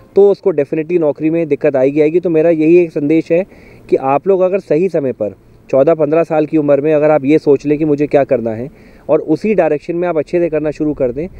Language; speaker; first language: Hindi; native; Hindi